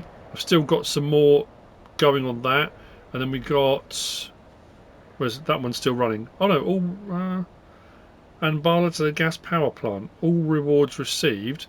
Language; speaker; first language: English; native; English